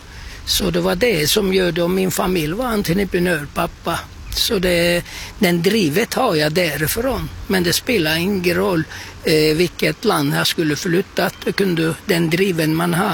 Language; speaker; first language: Swedish; non-native, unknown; Turkish